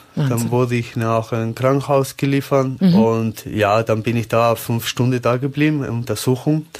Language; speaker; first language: German; non-native, learner; Spanish